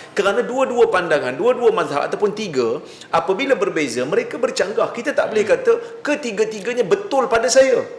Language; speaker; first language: Malay; native; Malay